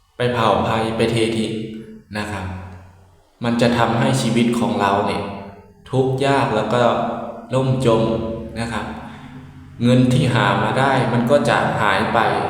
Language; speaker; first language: Thai; native; Thai